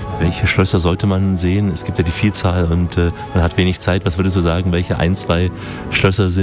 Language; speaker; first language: German; native; German